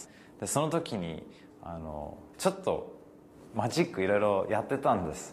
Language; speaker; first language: Japanese; early bilingual, heritage; English